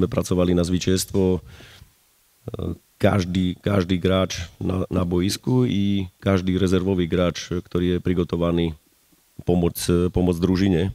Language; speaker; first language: Polish; non-native, learner; Slovak